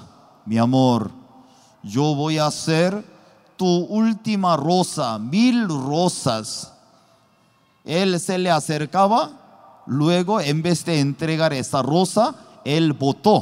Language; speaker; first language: Spanish; non-native, fluent; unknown